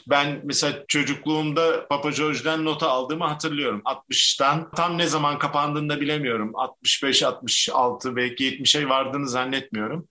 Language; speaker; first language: Turkish; native; Turkish